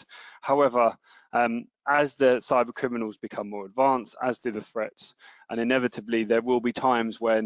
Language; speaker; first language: English; native; English